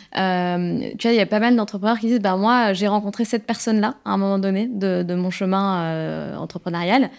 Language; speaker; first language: French; native; French